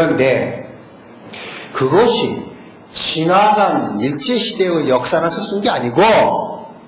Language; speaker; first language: Korean; native; Korean